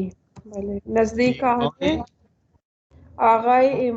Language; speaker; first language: Persian; non-native, learner; Urdu